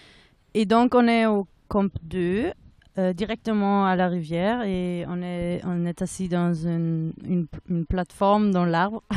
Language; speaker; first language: French; non-native, fluent; German